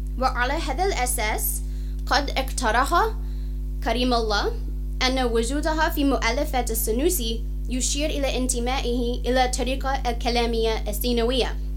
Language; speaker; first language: Arabic; non-native, fluent; English